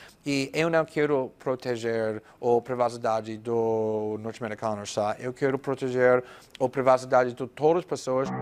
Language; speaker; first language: Portuguese; non-native, fluent; English